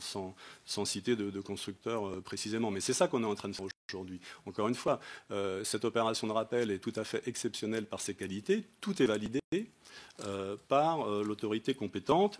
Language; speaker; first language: French; native; French